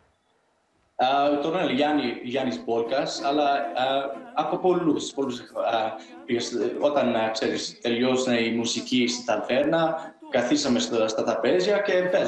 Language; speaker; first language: Greek; early bilingual, heritage; Greek